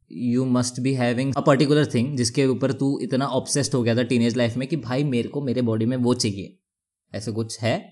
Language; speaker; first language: Hindi; non-native, local second language; Marathi